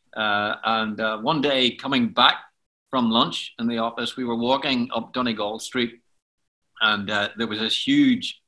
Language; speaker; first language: English; native; English